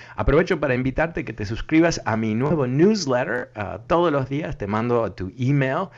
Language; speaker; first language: Spanish; early bilingual, heritage; Spanish